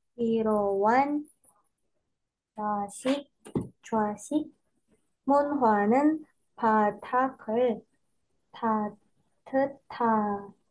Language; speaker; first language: Korean; non-native, learner; Indonesian